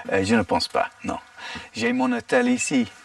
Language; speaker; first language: French; non-native, fluent; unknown